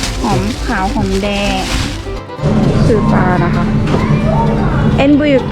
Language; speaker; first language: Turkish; non-native, learner; Thai